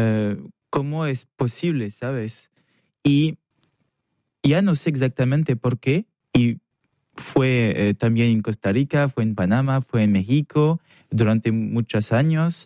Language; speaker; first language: Spanish; non-native, learner; French